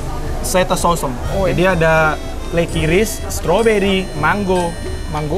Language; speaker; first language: Russian; non-native, fluent; Indonesian